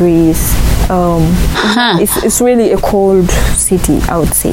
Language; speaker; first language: English; non-native, local second language; Ganda